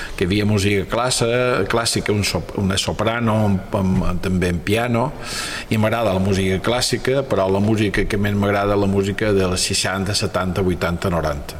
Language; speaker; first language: Catalan; native; Catalan